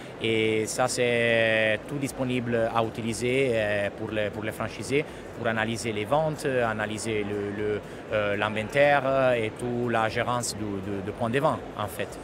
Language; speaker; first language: French; non-native, fluent; Italian